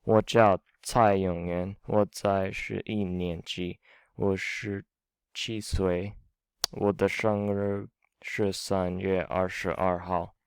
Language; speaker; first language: Chinese; non-native, learner; English